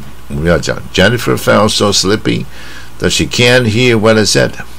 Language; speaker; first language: English; non-native, fluent; Chinese